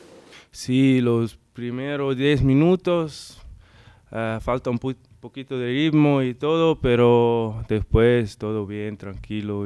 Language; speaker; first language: Spanish; non-native, learner; English